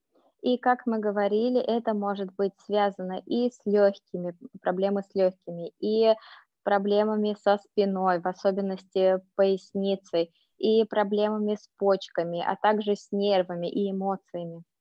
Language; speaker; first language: Russian; native; Russian